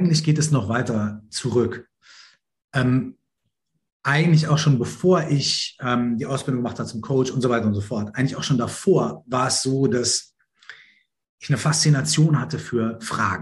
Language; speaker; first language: German; native; German